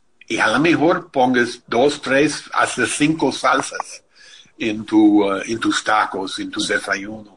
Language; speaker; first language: Spanish; non-native, fluent; English